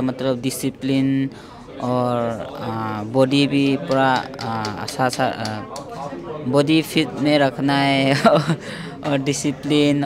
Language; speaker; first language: Hindi; non-native, local second language; Manipuri